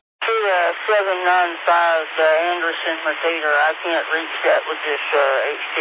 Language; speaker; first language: English; native; English